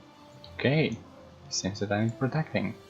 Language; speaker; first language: English; non-native, fluent; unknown